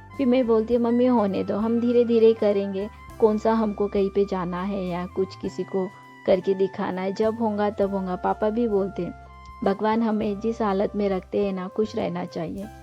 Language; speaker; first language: Hindi; non-native, local second language; Bangla